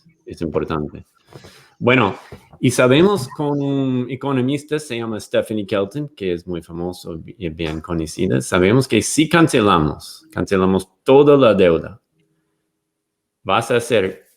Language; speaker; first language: Spanish; non-native, fluent; English